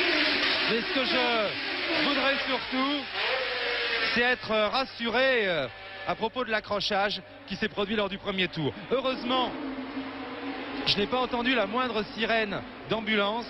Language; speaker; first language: French; native; French